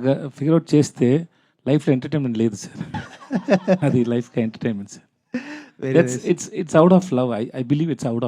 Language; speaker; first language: Telugu; non-native, learner; Tamil